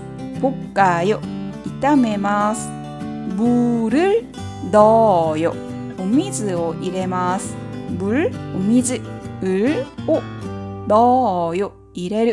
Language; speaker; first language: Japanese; non-native, fluent; Korean